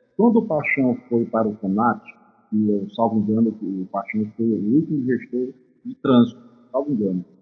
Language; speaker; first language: Portuguese; native; Portuguese